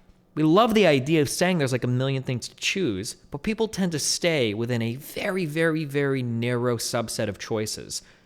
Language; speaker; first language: English; native; English